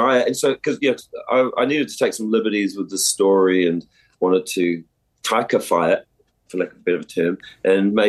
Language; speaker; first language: English; native; English